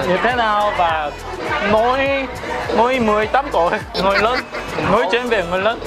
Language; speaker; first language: Vietnamese; non-native, learner; Korean